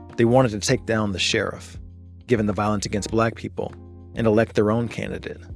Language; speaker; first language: English; native; English